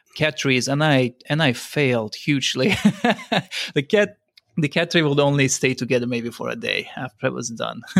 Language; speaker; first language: English; non-native, fluent; Turkish